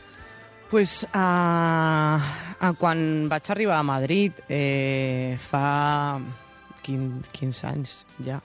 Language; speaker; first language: Catalan; non-native, learner; Spanish